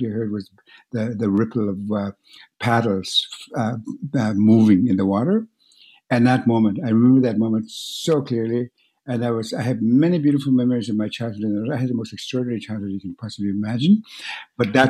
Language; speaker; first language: English; non-native, fluent; Cree